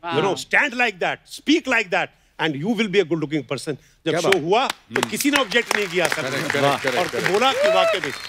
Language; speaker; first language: Hindi; native; Hindi